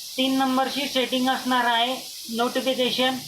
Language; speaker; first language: Marathi; non-native, local second language; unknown